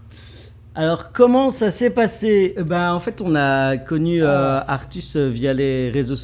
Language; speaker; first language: French; native; French